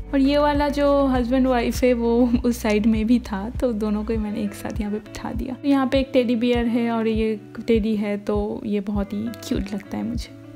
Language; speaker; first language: Hindi; non-native, local second language; Bangla